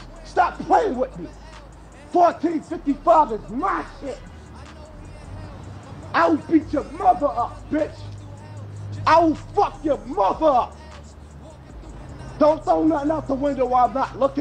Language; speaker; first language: English; native; English